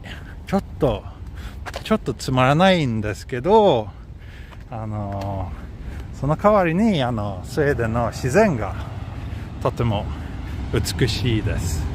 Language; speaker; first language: Japanese; non-native, fluent; Swedish